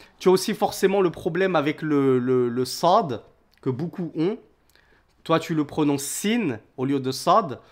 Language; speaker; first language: French; native; French